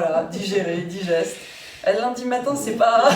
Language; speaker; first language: French; native; French